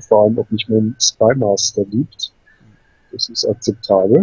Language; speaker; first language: German; native; German